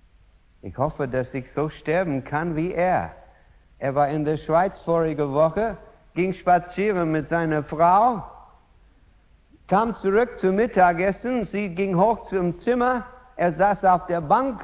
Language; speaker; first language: German; non-native, fluent; English